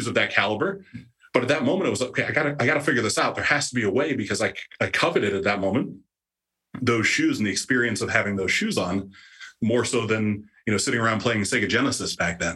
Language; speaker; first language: English; native; English